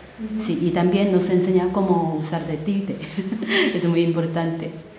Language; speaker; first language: Spanish; non-native, learner; Korean